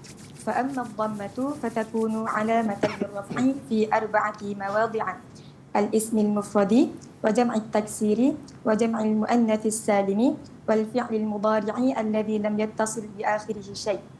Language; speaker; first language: Arabic; non-native, learner; Malay